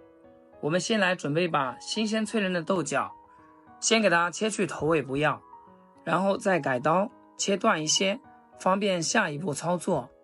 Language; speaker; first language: Chinese; native; Chinese